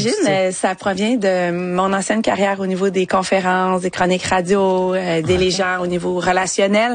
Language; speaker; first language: French; native; French